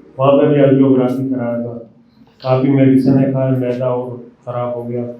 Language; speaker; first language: Hindi; non-native, fluent; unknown